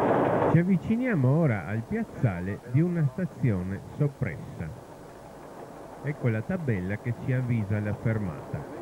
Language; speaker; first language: Italian; native; Italian